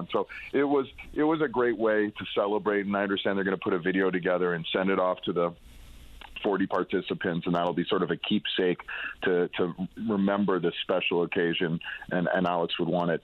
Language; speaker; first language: English; native; English